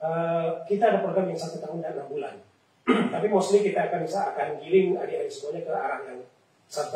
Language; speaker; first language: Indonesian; native; Indonesian